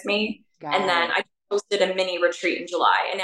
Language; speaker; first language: English; native; English